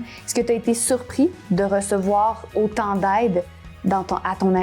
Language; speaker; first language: French; native; French